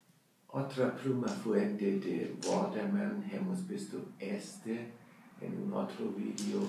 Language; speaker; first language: Spanish; non-native, learner; German